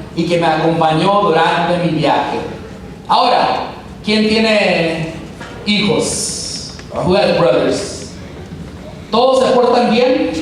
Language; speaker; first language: Spanish; early bilingual, heritage; Spanish